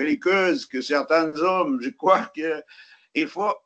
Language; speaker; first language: French; non-native, fluent; Arabic